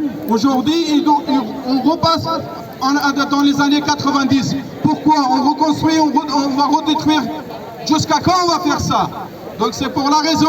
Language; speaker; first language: French; non-native, fluent; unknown